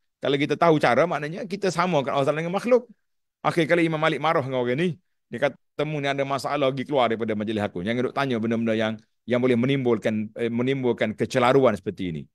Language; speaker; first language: Malay; native; Malay